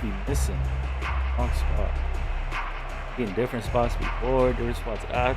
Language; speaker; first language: English; native; English